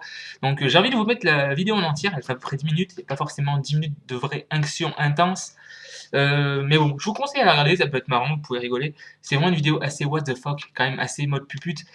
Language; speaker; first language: French; native; French